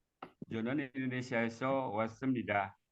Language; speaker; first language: Korean; non-native, learner; Indonesian